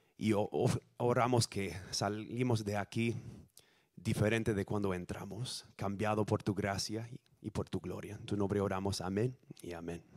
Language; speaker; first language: Spanish; non-native, fluent; English